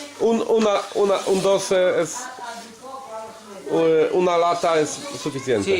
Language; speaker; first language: Spanish; non-native, learner; Polish